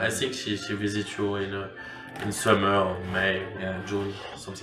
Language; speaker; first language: English; non-native, learner; French